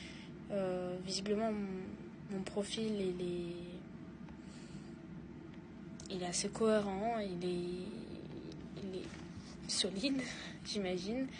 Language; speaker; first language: French; non-native, fluent; Russian